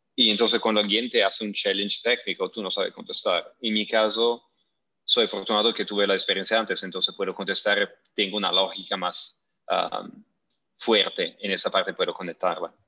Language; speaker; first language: Spanish; non-native, fluent; Italian